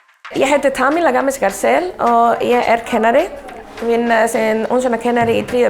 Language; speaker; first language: Icelandic; non-native, learner; Spanish